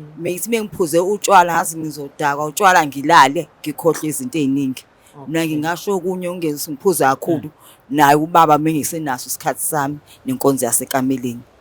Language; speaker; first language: Zulu; native; Zulu